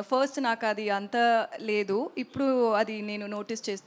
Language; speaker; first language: Telugu; non-native, learner; Tamil